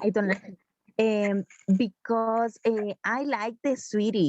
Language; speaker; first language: English; non-native, learner; Spanish